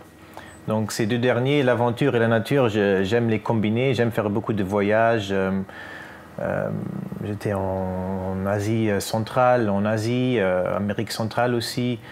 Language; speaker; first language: French; non-native, local second language; Luxembourgish